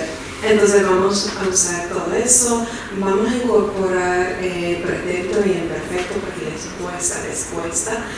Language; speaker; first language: Spanish; non-native, fluent; English